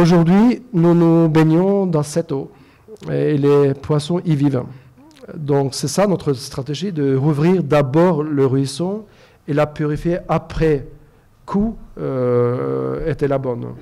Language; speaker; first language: French; non-native, fluent; Norwegian